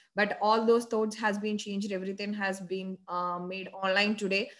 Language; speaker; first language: English; non-native, local second language; Malayalam